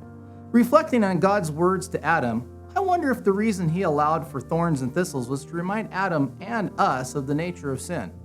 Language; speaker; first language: English; native; English